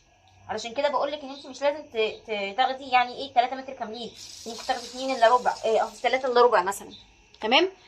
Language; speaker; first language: Arabic; native; Arabic